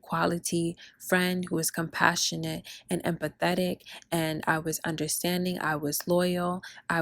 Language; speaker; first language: English; early bilingual, other home language; Spanish